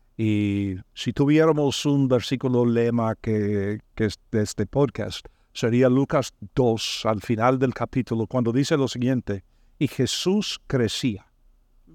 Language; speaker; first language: Spanish; non-native, fluent; English